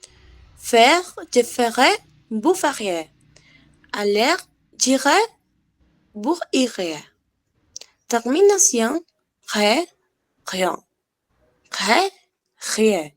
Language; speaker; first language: French; non-native, learner; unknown